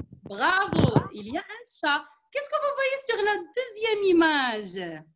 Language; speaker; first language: French; non-native, local second language; Arabic